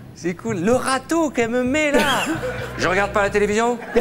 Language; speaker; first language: French; native; French